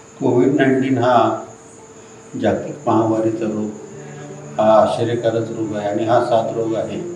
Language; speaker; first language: Marathi; native; Marathi